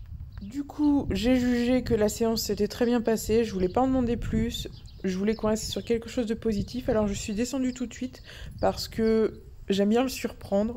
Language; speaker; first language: French; native; French